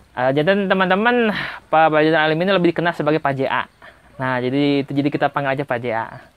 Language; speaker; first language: Indonesian; non-native, local second language; Sundanese